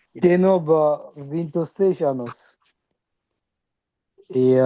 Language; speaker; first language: Portuguese; non-native, learner; Bangla